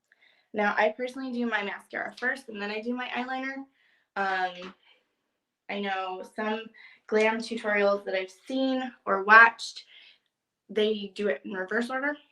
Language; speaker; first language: English; native; English